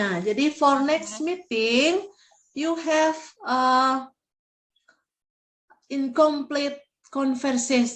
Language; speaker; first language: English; non-native, learner; Indonesian